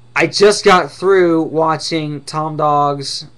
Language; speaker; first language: English; native; English